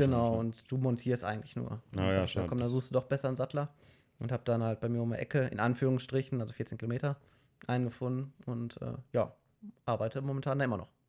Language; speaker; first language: German; native; German